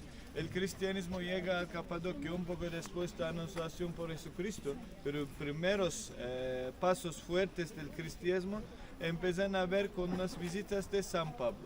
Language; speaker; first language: Spanish; non-native, fluent; Turkish